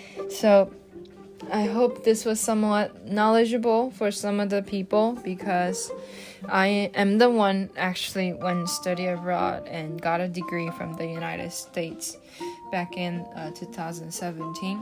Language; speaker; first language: English; non-native, fluent; Japanese